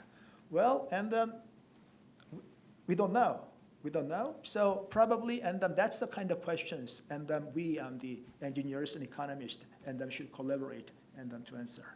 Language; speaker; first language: English; non-native, fluent; Korean